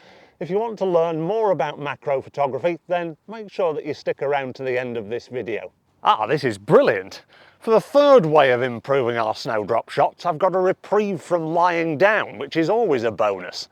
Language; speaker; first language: English; native; English